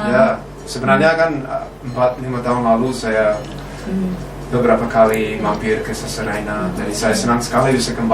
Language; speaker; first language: Indonesian; non-native, fluent; English